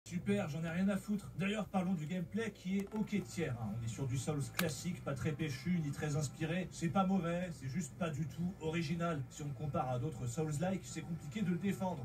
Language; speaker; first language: French; native; French